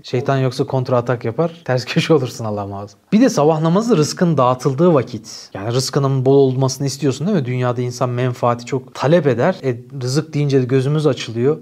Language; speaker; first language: Turkish; native; Turkish